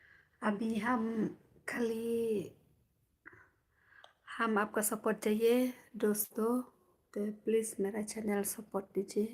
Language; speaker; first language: Hindi; non-native, local second language; Khasi